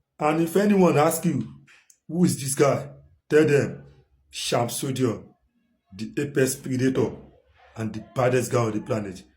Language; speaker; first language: Nigerian Pidgin; native; Nigerian Pidgin